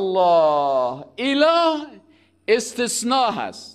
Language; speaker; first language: Persian; native; Persian